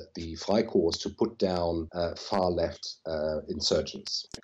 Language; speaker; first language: English; non-native, fluent; German